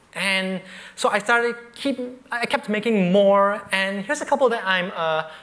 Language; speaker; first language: English; native; English